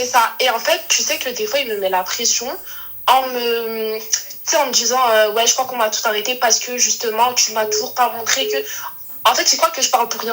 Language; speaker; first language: French; native; French